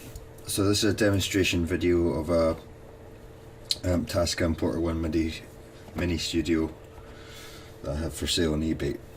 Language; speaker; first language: English; native; English